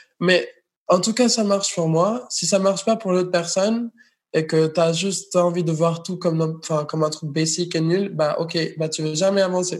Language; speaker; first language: French; non-native, fluent; Spanish